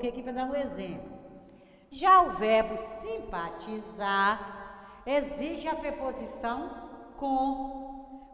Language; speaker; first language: Portuguese; native; Portuguese